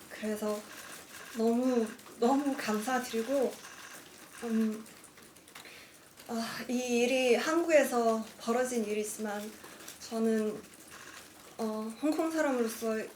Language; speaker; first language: Korean; non-native, fluent; Cantonese